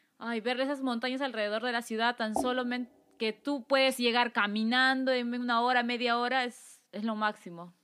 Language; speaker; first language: Spanish; native; Spanish